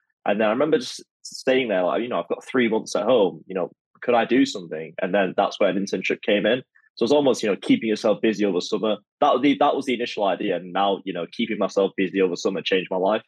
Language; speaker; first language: English; native; English